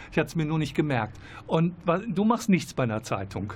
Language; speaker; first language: German; native; German